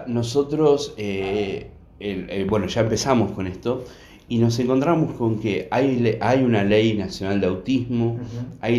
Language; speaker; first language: Spanish; native; Spanish